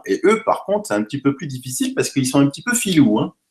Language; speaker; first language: French; native; French